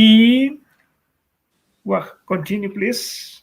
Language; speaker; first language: English; non-native, fluent; Spanish